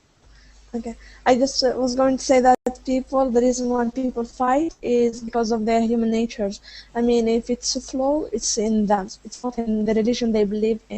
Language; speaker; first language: English; non-native, fluent; Arabic